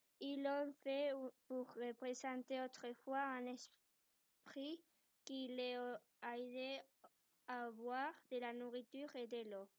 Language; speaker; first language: French; non-native, learner; Spanish